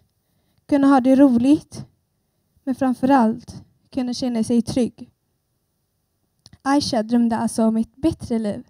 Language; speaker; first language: Swedish; early bilingual, other home language; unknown